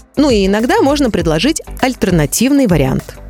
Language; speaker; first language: Russian; native; Russian